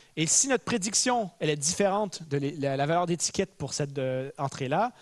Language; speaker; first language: French; native; French